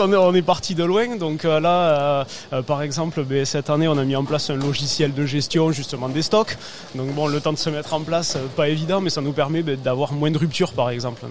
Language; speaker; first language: French; native; French